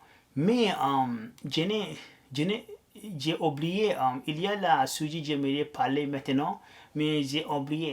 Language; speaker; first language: French; non-native, learner; Arabic